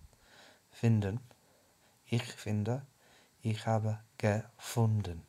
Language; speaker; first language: German; non-native, fluent; English